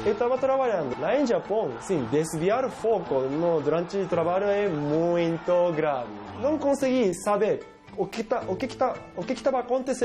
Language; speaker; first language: Portuguese; non-native, learner; Japanese